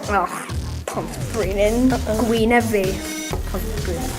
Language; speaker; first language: Welsh; non-native, local second language; English